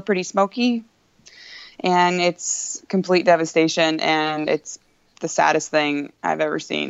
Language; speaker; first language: English; native; English